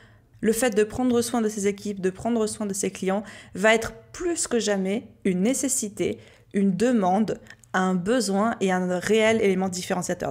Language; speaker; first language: French; native; French